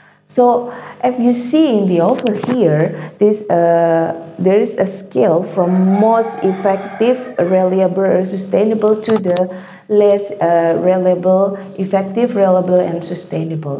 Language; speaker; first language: English; non-native, fluent; Indonesian